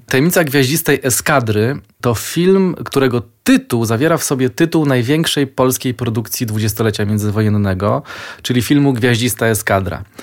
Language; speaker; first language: Polish; native; Polish